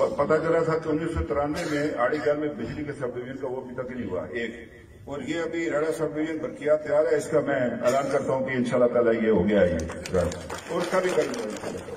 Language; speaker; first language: Urdu; non-native, local second language; Pahari-Potwari